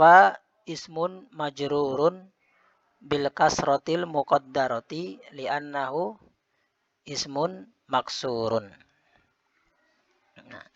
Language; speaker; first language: Arabic; non-native, fluent; Indonesian